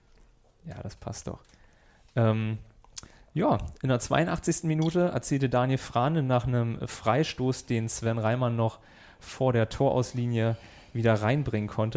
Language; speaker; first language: German; native; German